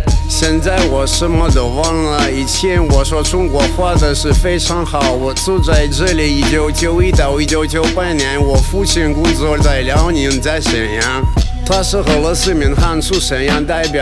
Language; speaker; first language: Chinese; non-native, learner; Russian